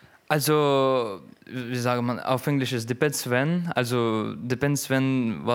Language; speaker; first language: German; non-native, learner; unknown